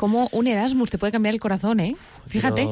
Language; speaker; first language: Spanish; native; Spanish